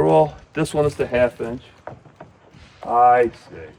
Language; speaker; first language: English; native; English